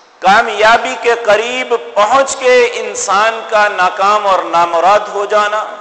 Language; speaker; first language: Urdu; non-native, local second language; Punjabi